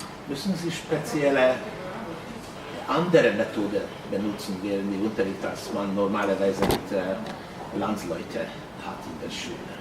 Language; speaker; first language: German; non-native, fluent; Hungarian